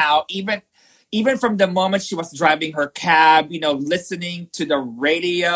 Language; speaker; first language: English; non-native, local second language; Filipino